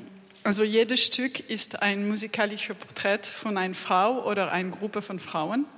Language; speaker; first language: German; non-native, fluent; French